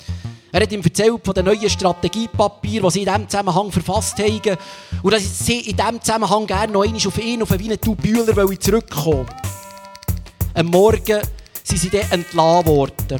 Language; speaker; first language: German; native; German